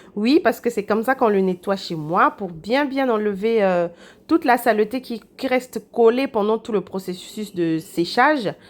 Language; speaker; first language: French; non-native, local second language; Lingala